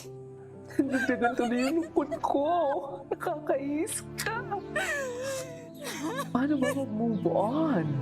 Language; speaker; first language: Filipino; native; Filipino